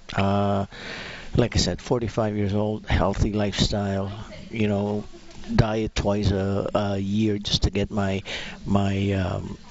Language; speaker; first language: English; non-native, local second language; Filipino